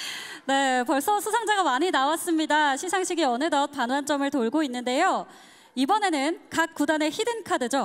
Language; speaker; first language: Korean; native; Korean